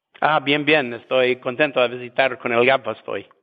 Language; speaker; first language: Spanish; non-native, fluent; English